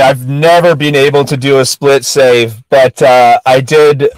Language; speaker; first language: English; native; English